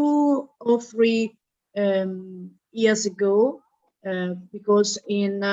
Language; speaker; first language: English; non-native, learner; Italian